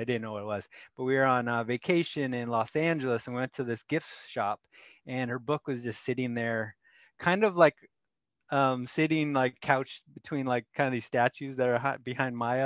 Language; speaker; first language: English; native; English